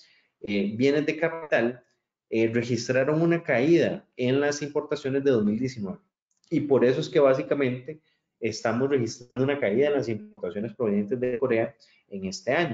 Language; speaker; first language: Spanish; native; Spanish